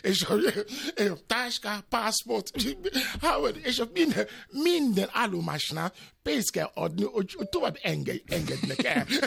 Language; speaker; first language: Hungarian; non-native, learner; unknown